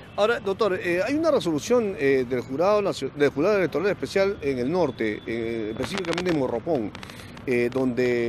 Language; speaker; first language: Spanish; native; Spanish